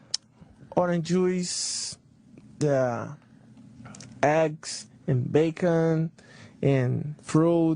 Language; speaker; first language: English; non-native, learner; Portuguese